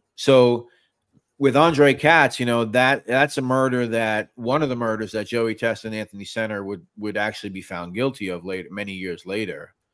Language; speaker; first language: English; native; English